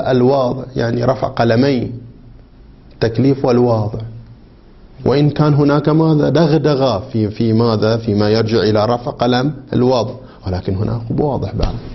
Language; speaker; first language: Arabic; native; Arabic